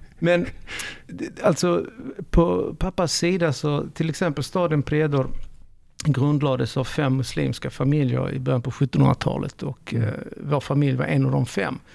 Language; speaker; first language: Swedish; early bilingual, other home language; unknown